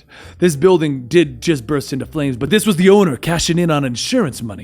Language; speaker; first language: English; native; English